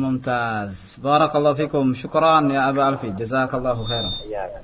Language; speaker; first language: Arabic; non-native, fluent; Indonesian